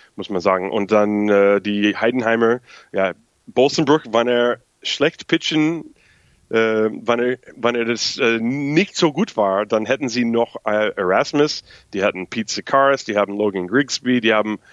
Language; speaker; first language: German; non-native, fluent; English